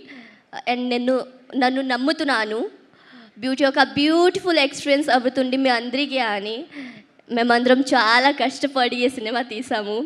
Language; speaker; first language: Telugu; non-native, learner; Odia